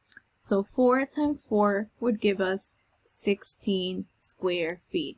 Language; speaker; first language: English; native; English